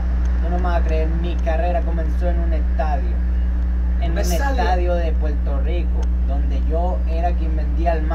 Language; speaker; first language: Spanish; native; Spanish